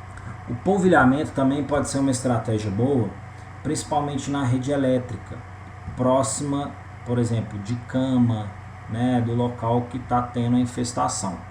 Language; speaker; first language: Portuguese; native; Portuguese